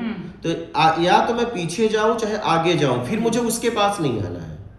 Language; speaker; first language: Hindi; native; Hindi